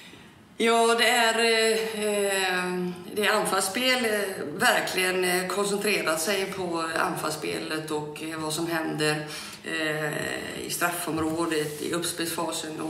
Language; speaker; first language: Swedish; native; Swedish